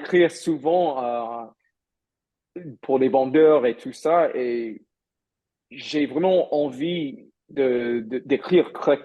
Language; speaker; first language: French; non-native, fluent; English